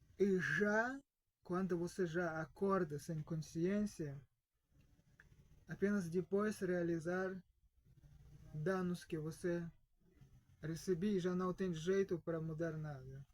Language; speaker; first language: Portuguese; non-native, fluent; Russian